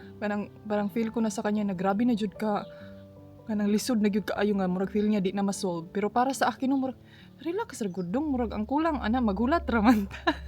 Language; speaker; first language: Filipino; non-native, local second language; Cebuano